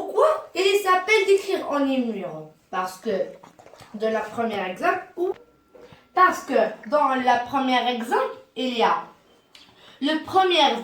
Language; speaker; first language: French; non-native, learner; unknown